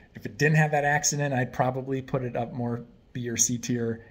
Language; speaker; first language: English; native; English